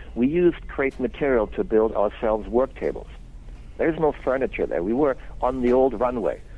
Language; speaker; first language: English; non-native, fluent; German